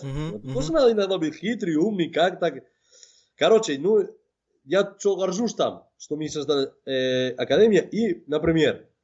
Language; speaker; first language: Russian; non-native, fluent; Spanish